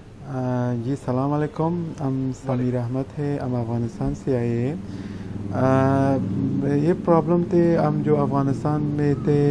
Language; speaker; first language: Hindi; non-native, learner; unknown